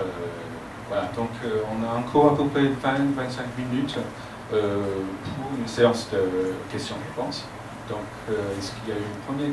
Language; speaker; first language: French; non-native, fluent; Chinese